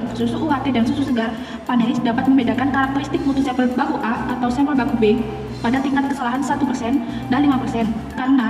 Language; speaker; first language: Indonesian; native; Indonesian